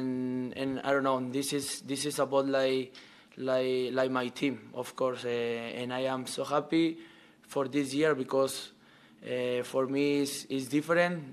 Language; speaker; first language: English; non-native, learner; Spanish